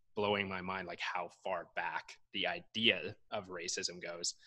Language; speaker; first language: English; native; English